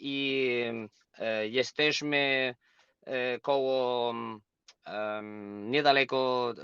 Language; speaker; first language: Polish; non-native, learner; Spanish